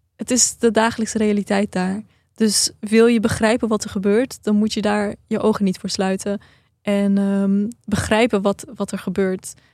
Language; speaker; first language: Dutch; early bilingual, other home language; Persian